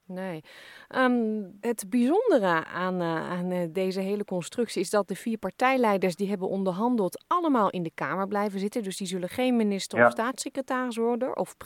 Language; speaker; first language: Dutch; native; Dutch